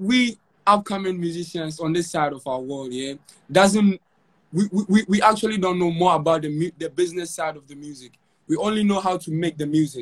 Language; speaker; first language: English; non-native, local second language; Akan